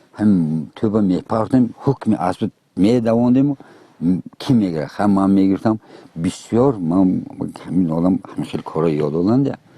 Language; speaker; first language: Tajik; native; Tajik